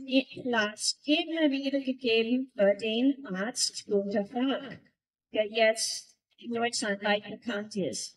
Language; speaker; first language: German; non-native, learner; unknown